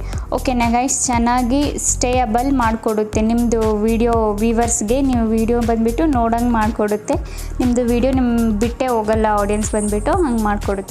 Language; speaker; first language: Kannada; native; Kannada